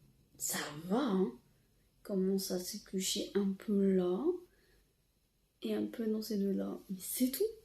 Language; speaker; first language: French; non-native, local second language; Arabic